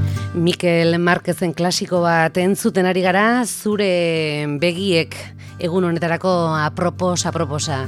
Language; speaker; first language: Basque; native; Basque